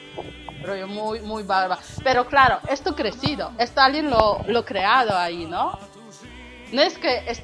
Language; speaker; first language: Spanish; non-native, fluent; Polish